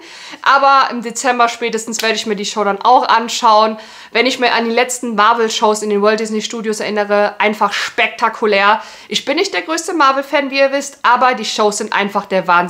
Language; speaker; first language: German; native; German